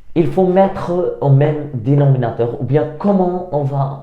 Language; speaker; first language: French; non-native, local second language; Arabic